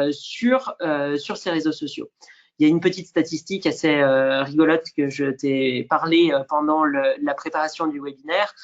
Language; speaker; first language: French; native; French